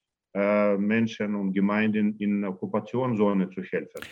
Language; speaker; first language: German; non-native, learner; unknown